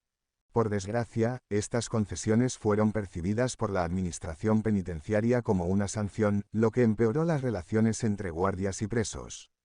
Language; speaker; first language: Spanish; native; Spanish